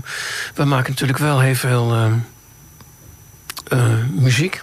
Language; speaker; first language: Dutch; native; Dutch